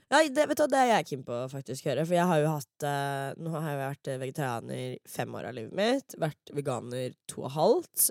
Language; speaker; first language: Norwegian; early bilingual, other home language; English